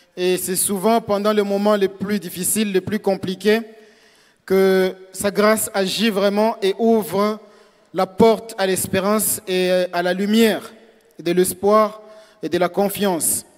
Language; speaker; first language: French; non-native, local second language; Swahili